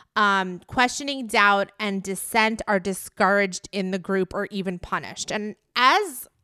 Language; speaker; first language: English; native; English